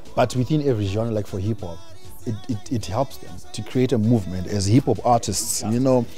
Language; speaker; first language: English; non-native, local second language; Shona